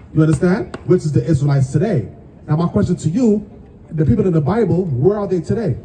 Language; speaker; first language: English; native; English